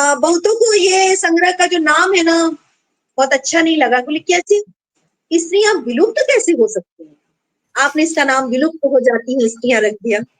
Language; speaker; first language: Hindi; non-native, local second language; Bangla